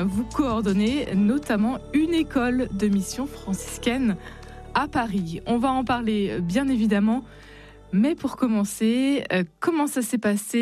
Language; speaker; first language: French; native; French